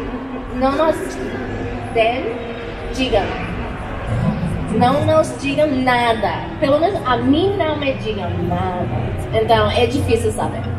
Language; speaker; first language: Portuguese; non-native, learner; English